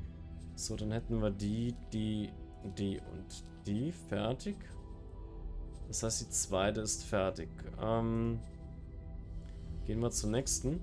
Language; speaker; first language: German; native; German